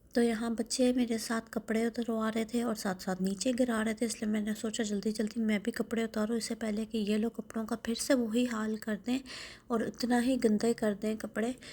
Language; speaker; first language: Urdu; native; Urdu